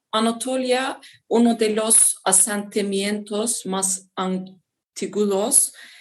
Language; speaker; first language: Spanish; non-native, learner; Turkish